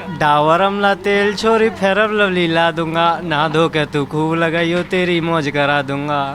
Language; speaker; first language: Hindi; native; Hindi